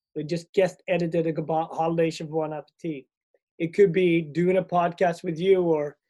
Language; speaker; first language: English; early bilingual, other home language; Swedish